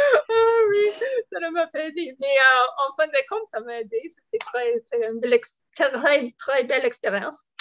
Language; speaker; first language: French; non-native, fluent; English